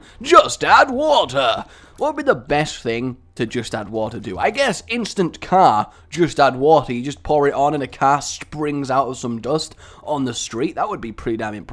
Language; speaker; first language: English; native; English